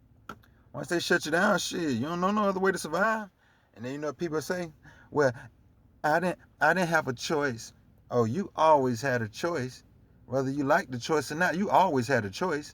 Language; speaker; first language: English; native; English